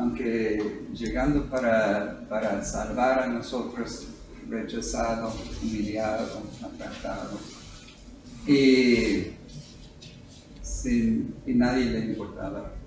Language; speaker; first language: Spanish; non-native, fluent; English